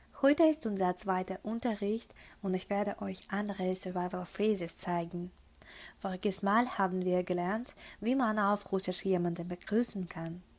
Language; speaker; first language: German; non-native, fluent; Russian